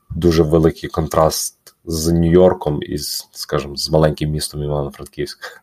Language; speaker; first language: Ukrainian; native; Ukrainian